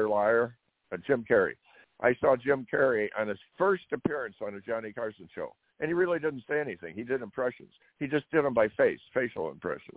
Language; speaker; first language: English; native; English